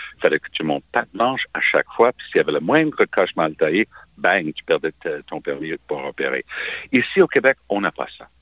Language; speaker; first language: French; native; French